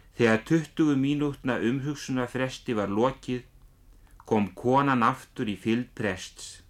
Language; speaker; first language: Icelandic; native; Icelandic